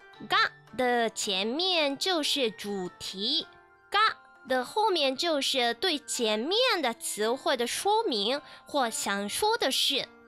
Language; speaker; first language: Chinese; non-native, learner; Japanese